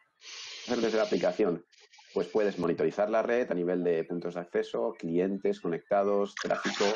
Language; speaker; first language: Spanish; native; Spanish